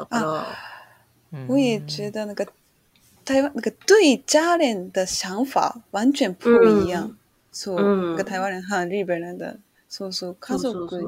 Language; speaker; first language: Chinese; non-native, learner; Japanese